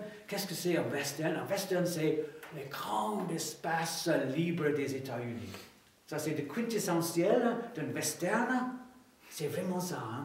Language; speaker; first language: French; non-native, fluent; English